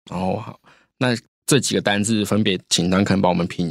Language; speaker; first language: Chinese; native; Chinese